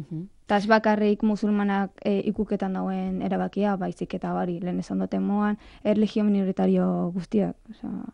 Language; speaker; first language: Basque; non-native, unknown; Arabic